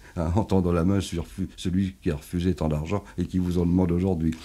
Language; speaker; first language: French; native; French